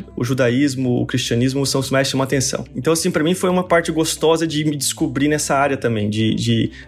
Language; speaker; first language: Portuguese; native; Portuguese